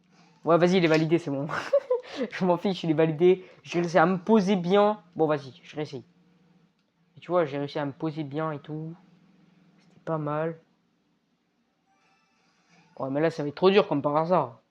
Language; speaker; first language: French; native; French